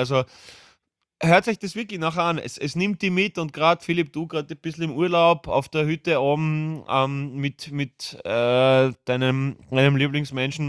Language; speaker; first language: German; native; German